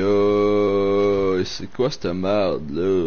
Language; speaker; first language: French; native; French